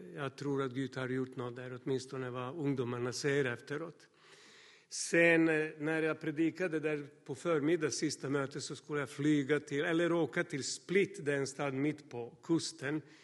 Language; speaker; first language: Swedish; non-native, fluent; Serbian